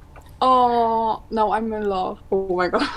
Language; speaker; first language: English; non-native, learner; German